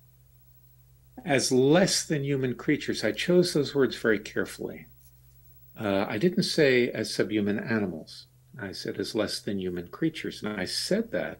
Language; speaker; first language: English; native; English